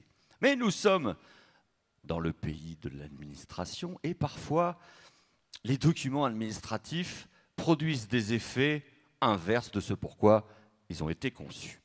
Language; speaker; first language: French; native; French